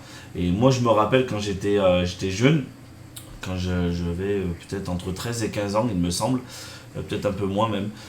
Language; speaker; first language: French; native; French